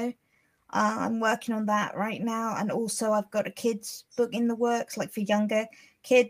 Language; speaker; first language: English; native; English